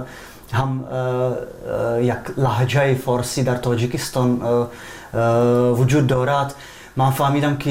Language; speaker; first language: Persian; non-native, fluent; Czech